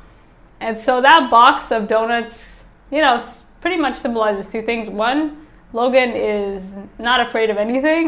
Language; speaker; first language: English; native; English